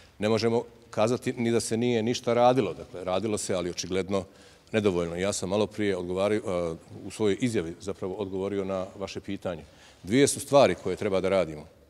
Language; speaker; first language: Bosnian; native; Bosnian